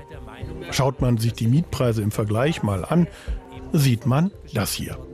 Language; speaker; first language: German; native; German